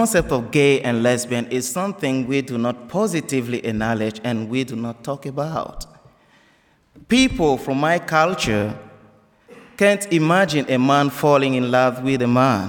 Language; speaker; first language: English; non-native, fluent; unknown